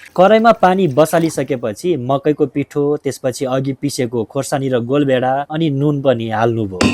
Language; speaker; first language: Nepali; non-native, local second language; Eastern Tamang